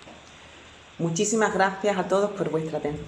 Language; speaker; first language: Spanish; native; Spanish